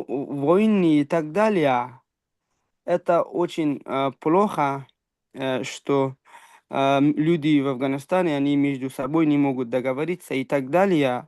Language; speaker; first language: Russian; non-native, fluent; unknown